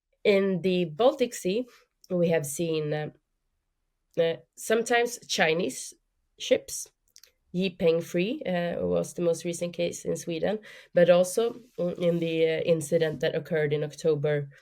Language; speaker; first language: English; non-native, fluent; Swedish